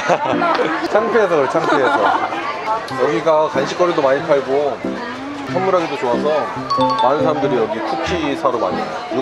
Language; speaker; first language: Korean; native; Korean